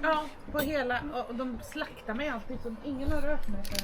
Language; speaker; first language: Swedish; native; Swedish